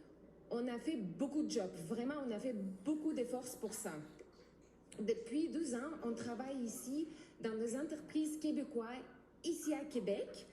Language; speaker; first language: French; non-native, learner; Ukrainian